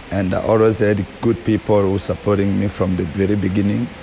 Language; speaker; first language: English; non-native, fluent; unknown